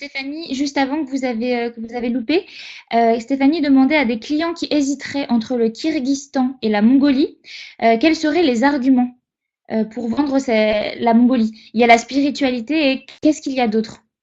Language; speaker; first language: French; native; French